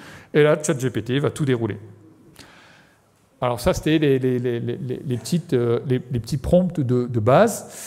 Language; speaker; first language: French; native; French